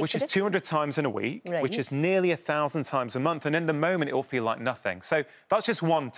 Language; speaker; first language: English; native; English